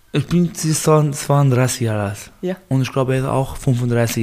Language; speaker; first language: German; non-native, learner; Baluchi